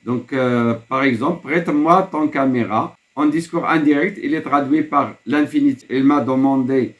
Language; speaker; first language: French; non-native, local second language; Arabic